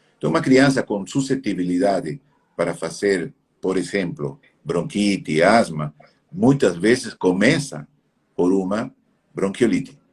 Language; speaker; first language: Portuguese; non-native, fluent; Spanish